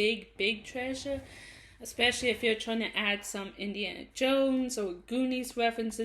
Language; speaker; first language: English; native; English